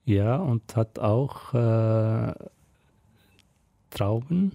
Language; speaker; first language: German; non-native, fluent; Arabic